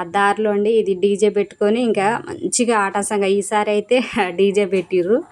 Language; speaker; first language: Telugu; non-native, local second language; Lambadi